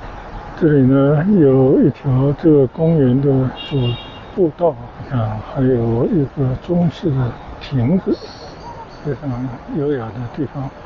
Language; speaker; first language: Chinese; native; Chinese